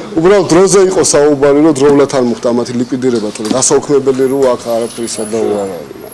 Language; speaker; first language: Georgian; native; Georgian